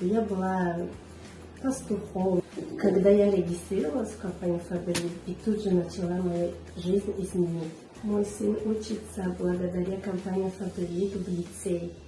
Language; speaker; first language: Russian; non-native, learner; Tajik